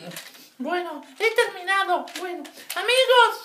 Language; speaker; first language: Spanish; native; Spanish